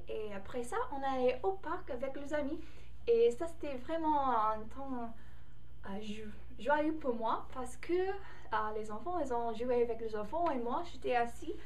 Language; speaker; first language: French; non-native, learner; English